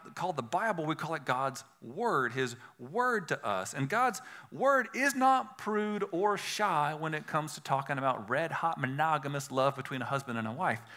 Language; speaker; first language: English; native; English